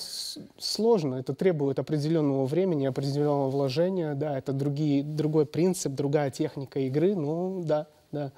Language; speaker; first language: Russian; native; Russian